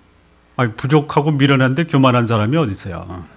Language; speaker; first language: Korean; native; Korean